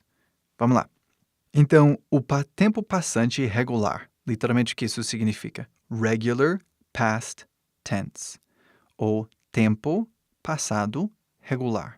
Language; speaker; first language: Portuguese; non-native, fluent; English